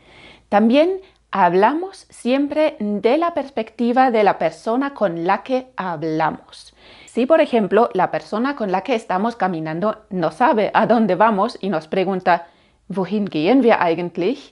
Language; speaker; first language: Spanish; non-native, fluent; German